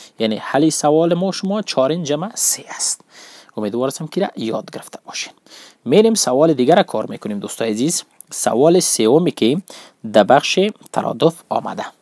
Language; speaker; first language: Persian; non-native, local second language; Pashto